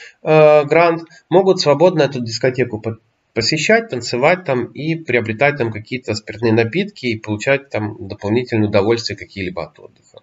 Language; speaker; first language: Russian; native; Russian